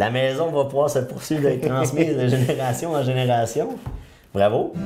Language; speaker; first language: French; native; French